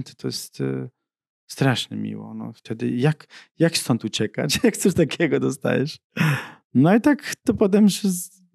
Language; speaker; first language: Polish; non-native, fluent; Italian